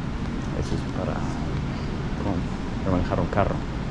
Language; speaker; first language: Spanish; non-native, fluent; German